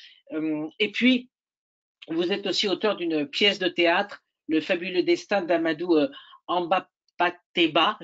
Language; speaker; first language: French; native; French